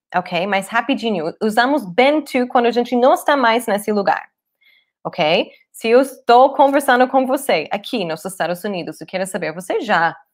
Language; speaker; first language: Portuguese; non-native, fluent; English